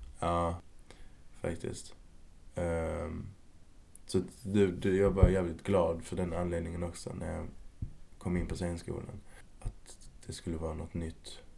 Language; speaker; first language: Swedish; early bilingual, other home language; Arabic